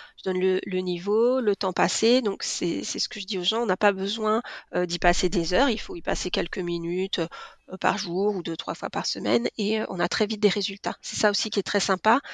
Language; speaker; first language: French; native; French